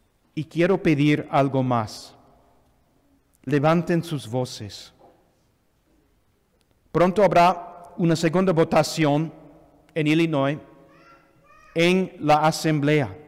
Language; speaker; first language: Spanish; non-native, fluent; English